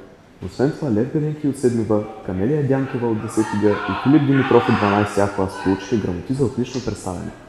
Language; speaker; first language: Bulgarian; native; Bulgarian